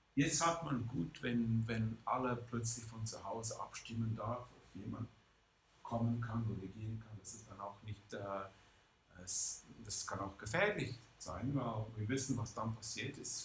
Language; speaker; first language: German; non-native, fluent; English